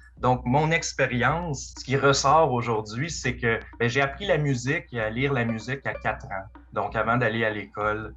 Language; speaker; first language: French; native; French